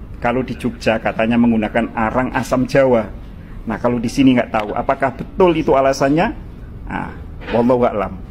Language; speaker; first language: Indonesian; native; Indonesian